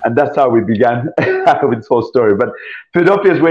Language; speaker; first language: English; non-native, local second language; Ganda